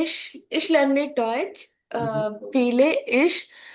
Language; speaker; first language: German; non-native, learner; Punjabi